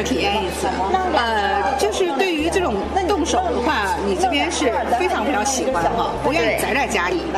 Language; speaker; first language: Chinese; native; Chinese